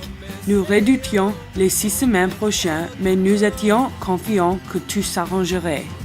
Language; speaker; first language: French; non-native, learner; English